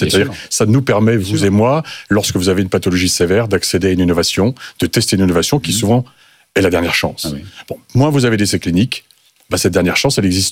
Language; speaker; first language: French; native; French